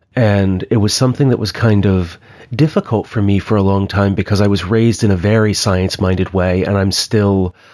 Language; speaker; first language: English; native; English